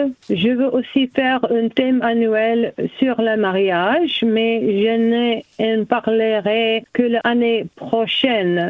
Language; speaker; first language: French; non-native, learner; German